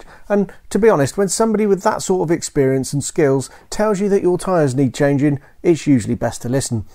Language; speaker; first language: English; native; English